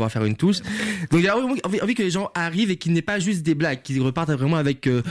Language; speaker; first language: French; non-native, local second language; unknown